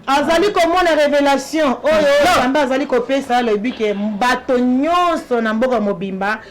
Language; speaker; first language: Lingala; non-native, local second language; Luba-Lulua